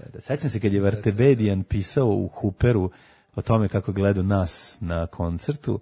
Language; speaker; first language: Serbian; native; Serbian